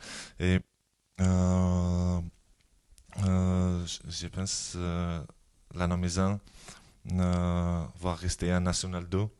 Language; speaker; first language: French; non-native, learner; Georgian